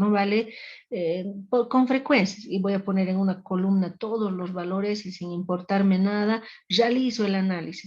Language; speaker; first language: Spanish; native; Spanish